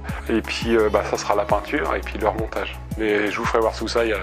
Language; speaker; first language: French; native; French